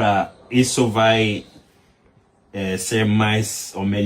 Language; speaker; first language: Portuguese; non-native, learner; English